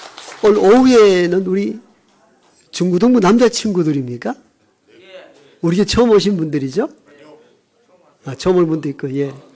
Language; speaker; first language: Korean; native; Korean